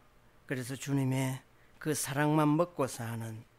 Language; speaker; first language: Korean; native; Korean